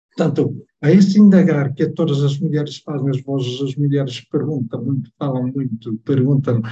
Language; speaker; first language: Portuguese; non-native, fluent; Tetum